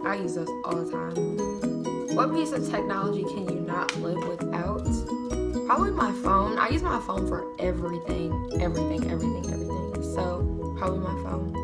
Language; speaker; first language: English; native; English